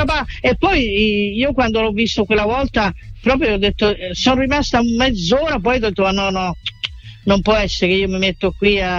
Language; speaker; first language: Italian; native; Italian